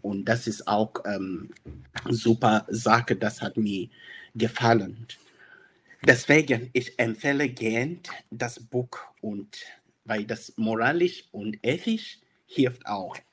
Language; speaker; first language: German; non-native, learner; English